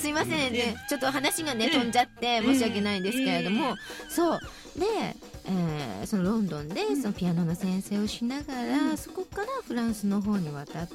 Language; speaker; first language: Japanese; native; Japanese